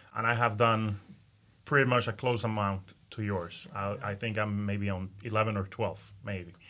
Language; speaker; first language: English; non-native, fluent; Spanish